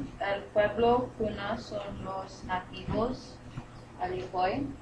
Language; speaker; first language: Spanish; non-native, learner; English